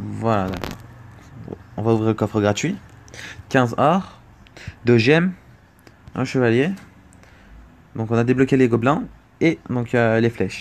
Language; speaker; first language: French; native; French